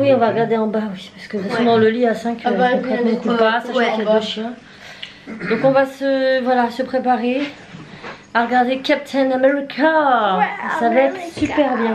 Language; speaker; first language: French; native; French